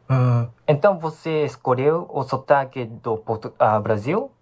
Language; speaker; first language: Portuguese; non-native, learner; Japanese